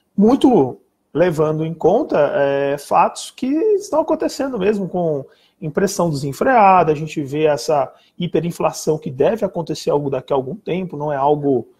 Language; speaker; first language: Portuguese; native; Portuguese